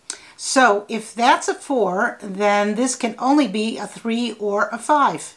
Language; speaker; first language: English; native; English